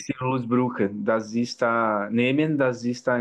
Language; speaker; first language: German; non-native, learner; Portuguese